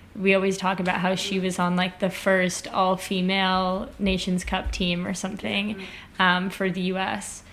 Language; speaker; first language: English; native; English